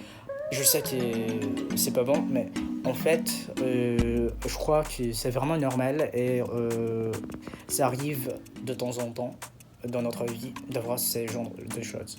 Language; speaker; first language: French; non-native, fluent; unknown